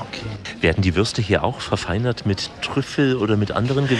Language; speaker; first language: German; native; German